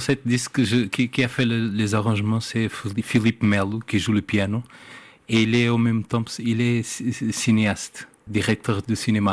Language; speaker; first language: French; non-native, fluent; Portuguese